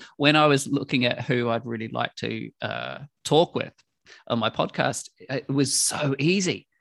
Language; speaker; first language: English; native; English